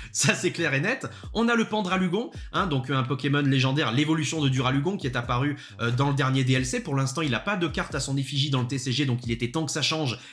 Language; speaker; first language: French; native; French